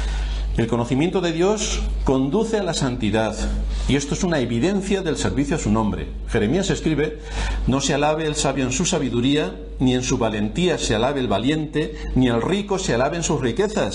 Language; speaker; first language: Spanish; native; Spanish